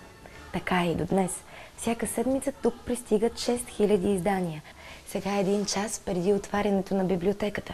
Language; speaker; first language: Bulgarian; native; Bulgarian